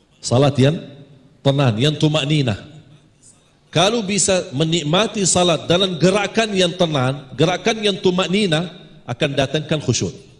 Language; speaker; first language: Malay; non-native, fluent; Arabic